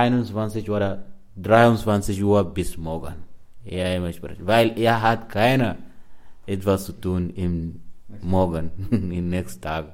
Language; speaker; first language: German; non-native, learner; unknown